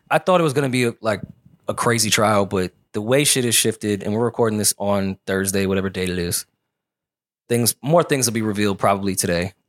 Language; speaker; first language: English; native; English